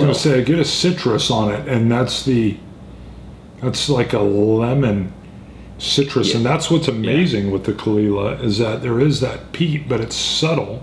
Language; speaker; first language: English; native; English